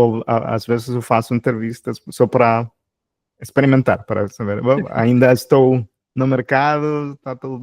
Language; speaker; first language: Portuguese; non-native, fluent; Spanish